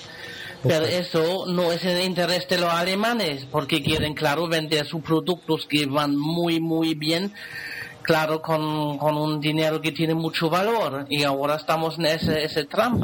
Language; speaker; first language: Spanish; non-native, fluent; German